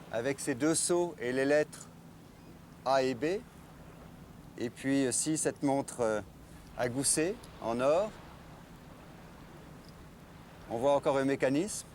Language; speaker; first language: French; native; French